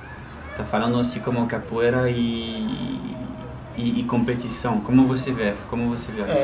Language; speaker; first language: Portuguese; non-native, fluent; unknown